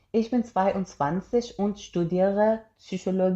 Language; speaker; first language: German; non-native, fluent; Persian